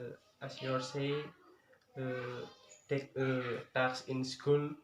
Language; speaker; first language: English; non-native, learner; Indonesian